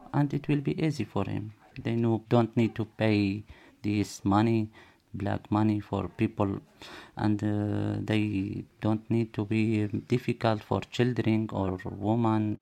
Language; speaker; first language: English; non-native, learner; Arabic